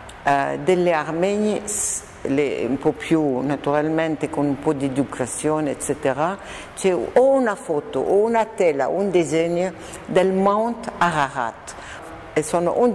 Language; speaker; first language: Italian; non-native, fluent; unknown